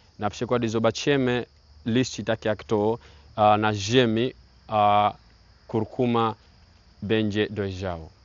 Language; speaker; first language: Polish; non-native, learner; Swahili